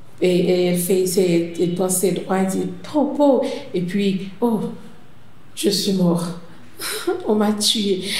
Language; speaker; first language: French; non-native, local second language; Haitian Creole